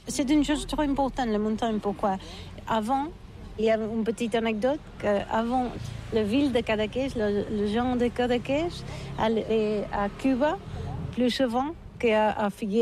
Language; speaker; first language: French; non-native, learner; Catalan